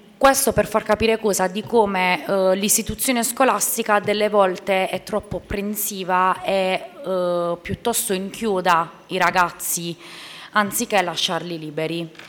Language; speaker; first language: Italian; native; Italian